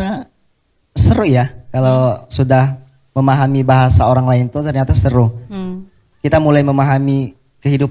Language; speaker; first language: Indonesian; non-native, fluent; Filipino